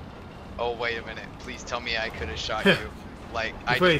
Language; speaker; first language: English; native; English